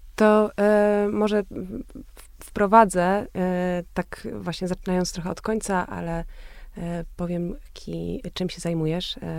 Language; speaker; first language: Polish; native; Polish